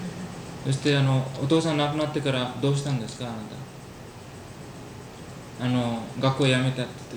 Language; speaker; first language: Japanese; early bilingual, heritage; Japanese